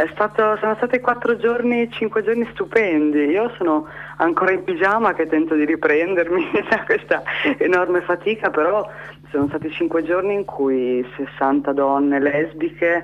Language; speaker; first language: Italian; native; Italian